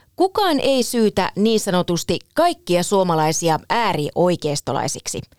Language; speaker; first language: Finnish; non-native, fluent; Persian